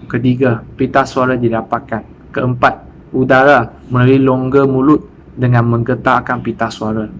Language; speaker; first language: Malay; non-native, local second language; Chinese